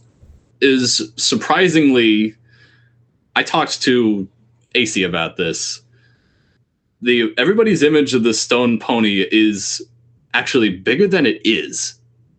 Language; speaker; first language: English; native; English